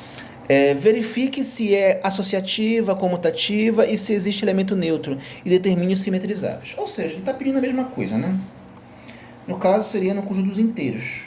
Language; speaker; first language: Portuguese; native; Portuguese